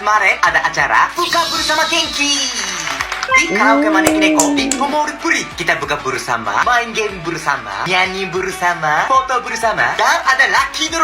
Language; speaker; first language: Indonesian; non-native, fluent; Japanese